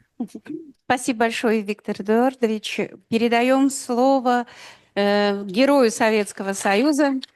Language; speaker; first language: Russian; native; Russian